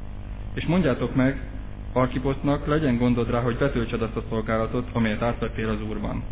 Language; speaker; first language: Hungarian; native; Hungarian